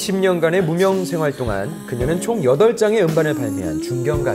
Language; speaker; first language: Korean; native; Korean